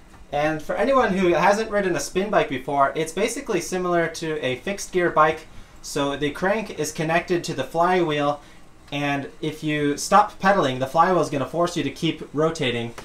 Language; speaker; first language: English; native; English